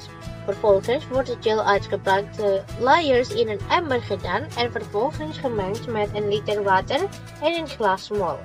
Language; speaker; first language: Dutch; non-native, local second language; Indonesian